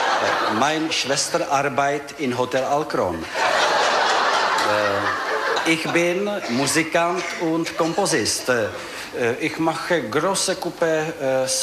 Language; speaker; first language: German; non-native, learner; Czech